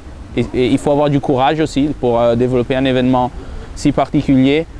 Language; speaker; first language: French; non-native, fluent; Italian